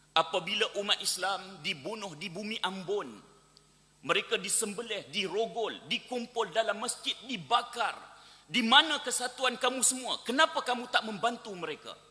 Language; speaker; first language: Malay; native; Malay